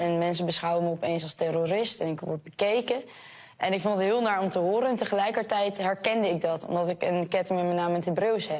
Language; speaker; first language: Dutch; native; Dutch